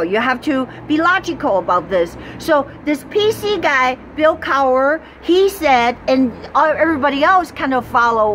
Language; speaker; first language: English; non-native, fluent; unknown